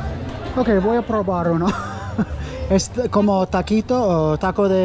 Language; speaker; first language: Spanish; non-native, learner; English